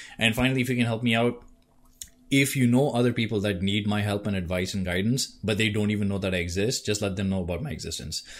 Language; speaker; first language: English; non-native, local second language; Hindi